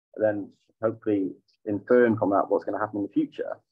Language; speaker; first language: English; native; English